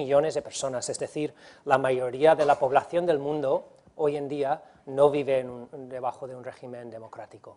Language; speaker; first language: Spanish; non-native, fluent; English